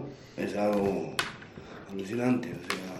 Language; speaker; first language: Spanish; non-native, fluent; Romanian